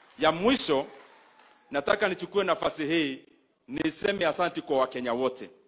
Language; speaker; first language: Swahili; non-native, local second language; Kikuyu